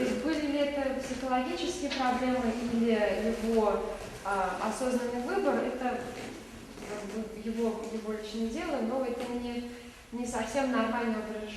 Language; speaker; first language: Russian; native; Russian